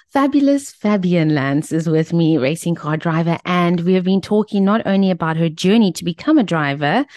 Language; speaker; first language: English; native; English